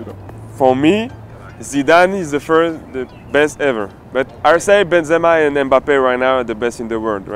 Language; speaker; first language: English; non-native, fluent; French